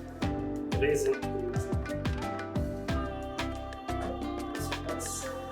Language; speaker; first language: Japanese; non-native, learner; Arabic